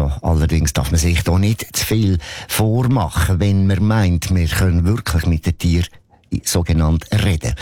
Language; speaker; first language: German; native; German